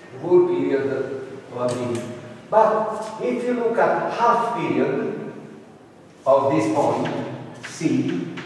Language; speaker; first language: English; non-native, fluent; Italian